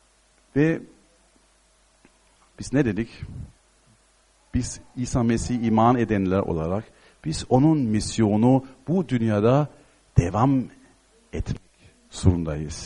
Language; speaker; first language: Turkish; non-native, fluent; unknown